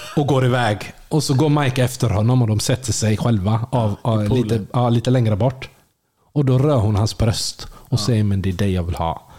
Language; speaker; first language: Swedish; early bilingual, other home language; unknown